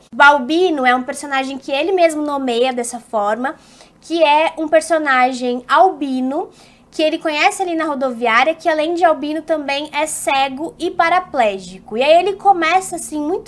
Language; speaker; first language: Portuguese; native; Portuguese